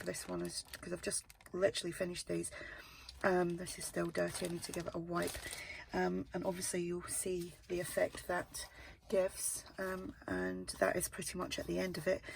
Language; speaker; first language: English; native; English